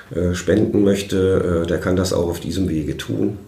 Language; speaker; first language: German; native; German